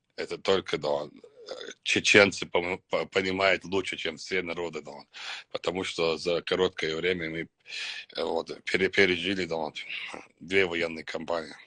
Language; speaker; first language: Russian; non-native, local second language; Chechen